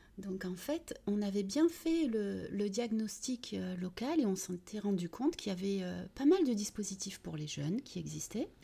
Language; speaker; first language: French; early bilingual, other home language; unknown